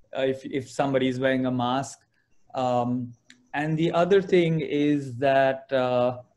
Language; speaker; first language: English; non-native, local second language; Gujarati